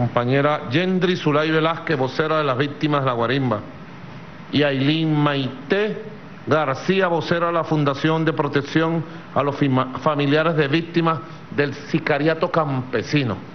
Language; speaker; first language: Spanish; native; Spanish